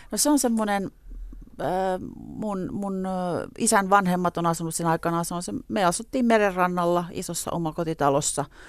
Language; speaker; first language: Finnish; native; Finnish